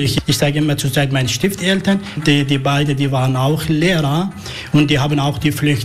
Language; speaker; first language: German; non-native, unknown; Arabic